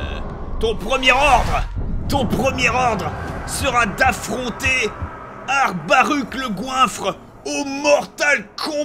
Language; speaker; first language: French; native; French